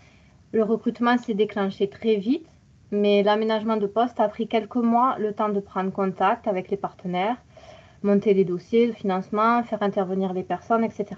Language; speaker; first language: French; native; French